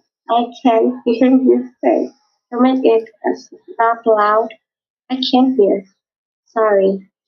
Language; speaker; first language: English; non-native, learner; Vietnamese